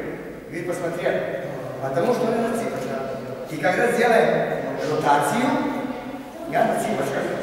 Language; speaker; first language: Russian; non-native, learner; Serbian